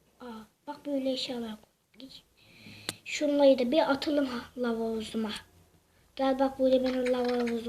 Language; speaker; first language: Turkish; native; Turkish